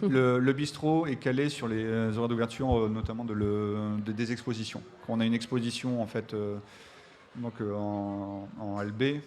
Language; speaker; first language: French; native; French